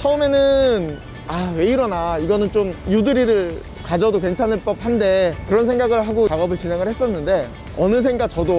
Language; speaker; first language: Korean; native; Korean